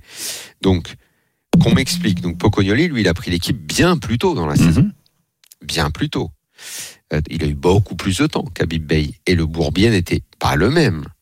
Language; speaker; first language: French; native; French